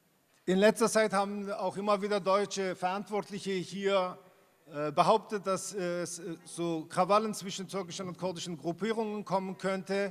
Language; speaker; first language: German; non-native, fluent; Kurdish